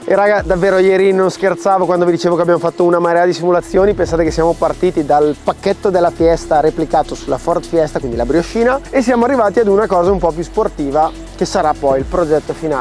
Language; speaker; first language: Italian; native; Italian